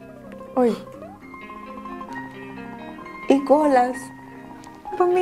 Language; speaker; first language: Russian; non-native, learner; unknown